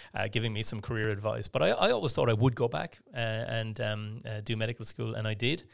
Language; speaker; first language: English; native; English